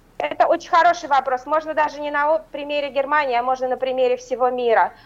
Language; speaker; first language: Russian; native; Russian